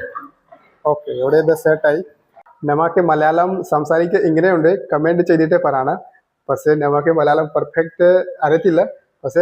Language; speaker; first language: Malayalam; non-native, local second language; Hindi